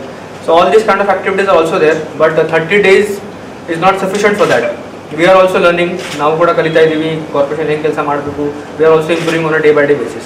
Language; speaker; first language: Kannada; non-native, fluent; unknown